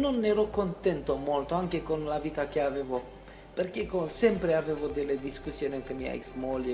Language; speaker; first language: Italian; non-native, fluent; Romanian